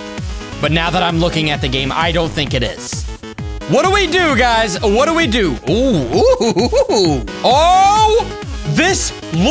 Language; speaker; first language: English; native; English